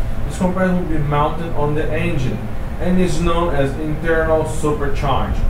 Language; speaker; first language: English; non-native, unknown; Portuguese